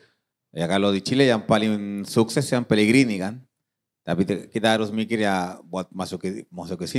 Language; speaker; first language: Indonesian; non-native, fluent; Spanish